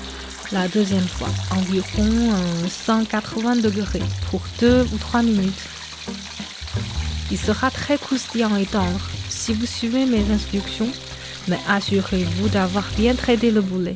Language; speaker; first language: French; non-native, fluent; Chinese